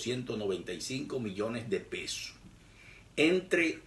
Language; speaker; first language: Spanish; native; Spanish